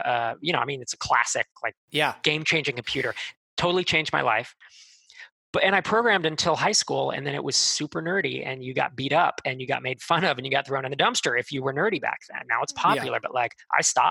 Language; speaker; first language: English; native; English